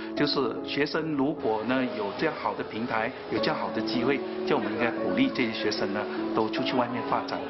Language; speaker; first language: Chinese; native; Chinese